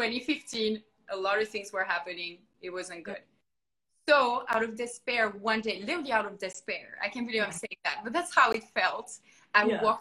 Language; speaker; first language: English; non-native, fluent; French